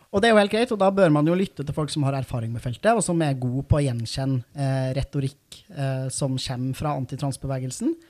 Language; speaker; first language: Norwegian; native; Norwegian